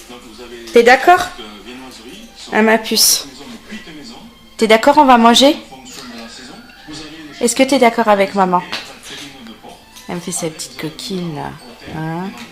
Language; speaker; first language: French; native; French